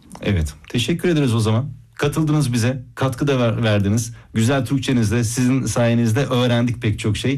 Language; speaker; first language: Turkish; native; Turkish